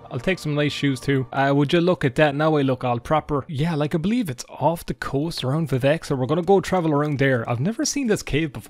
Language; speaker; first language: English; native; English